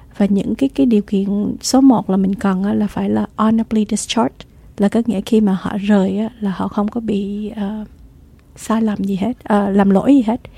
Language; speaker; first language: Vietnamese; early bilingual, heritage; Vietnamese